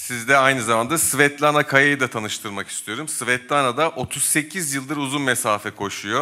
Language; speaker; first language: Turkish; native; Turkish